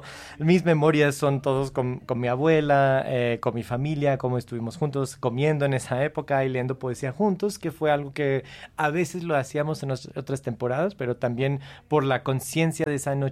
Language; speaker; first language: Spanish; non-native, fluent; English